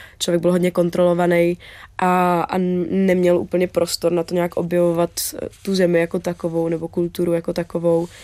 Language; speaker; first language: Czech; native; Czech